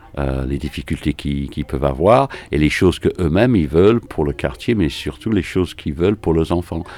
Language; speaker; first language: French; non-native, fluent; English